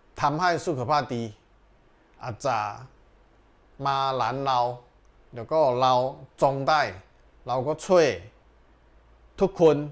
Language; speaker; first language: Thai; non-native, learner; Chinese